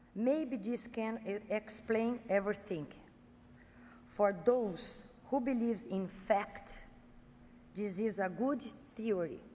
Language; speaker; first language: English; non-native, fluent; Portuguese